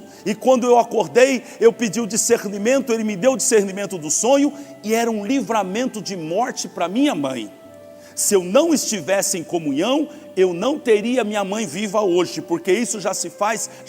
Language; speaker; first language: Portuguese; native; Portuguese